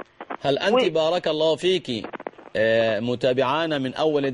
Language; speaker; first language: Arabic; native; Arabic